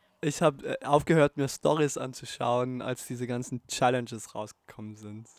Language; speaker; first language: German; native; German